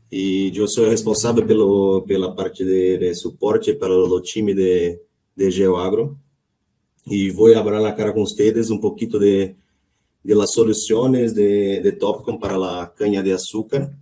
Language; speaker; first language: Spanish; non-native, learner; Portuguese